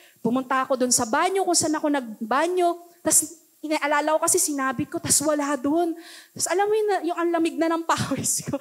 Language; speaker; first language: Filipino; early bilingual, heritage; Filipino